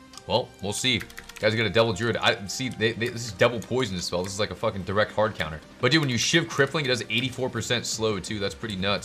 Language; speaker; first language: English; native; English